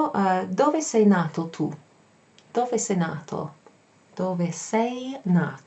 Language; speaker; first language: Italian; non-native, fluent; English